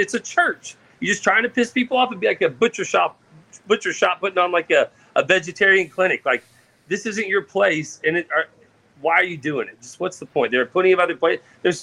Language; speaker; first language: English; native; English